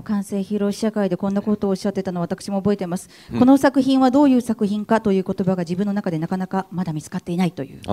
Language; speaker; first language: Japanese; native; Japanese